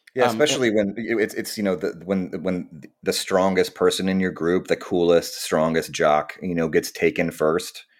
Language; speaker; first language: English; native; English